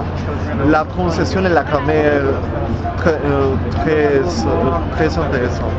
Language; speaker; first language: French; non-native, learner; Spanish